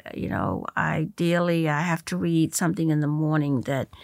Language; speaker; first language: English; native; English